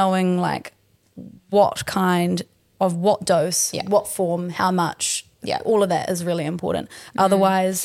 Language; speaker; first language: English; native; English